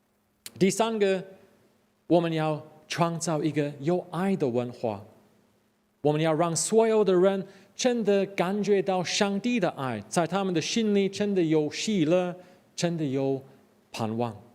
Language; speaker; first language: Chinese; non-native, fluent; English